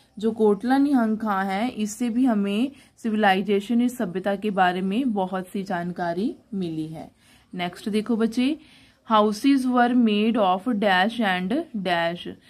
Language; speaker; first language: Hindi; non-native, local second language; Punjabi